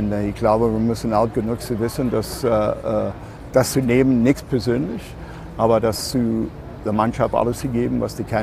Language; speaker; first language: German; non-native, learner; English